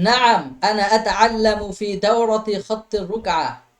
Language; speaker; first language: Arabic; non-native, fluent; Bangla